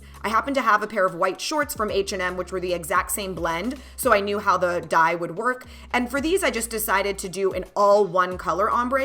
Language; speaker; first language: English; native; English